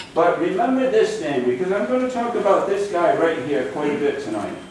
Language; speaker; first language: English; native; English